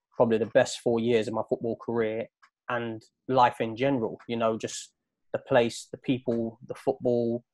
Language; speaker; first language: English; native; English